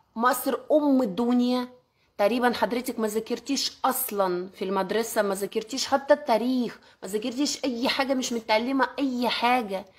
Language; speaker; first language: Arabic; non-native, learner; Russian